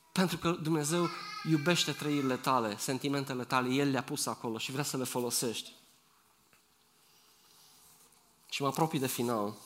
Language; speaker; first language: Romanian; native; Romanian